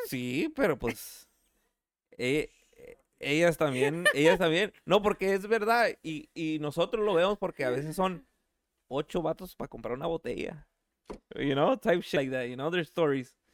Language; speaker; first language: Spanish; native; Spanish